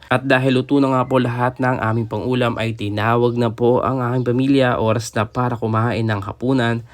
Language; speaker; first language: Filipino; native; Filipino